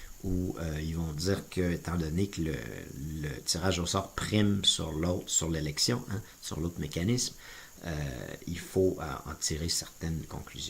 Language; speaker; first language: French; native; French